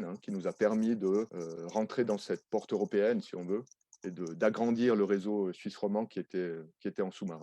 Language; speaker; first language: French; native; French